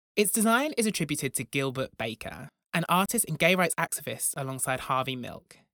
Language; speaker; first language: English; native; English